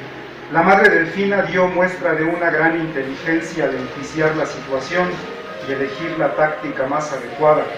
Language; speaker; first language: Spanish; native; Spanish